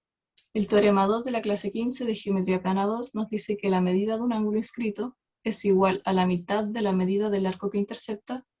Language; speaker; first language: Spanish; native; Spanish